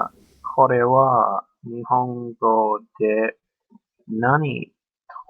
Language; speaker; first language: Japanese; non-native, learner; English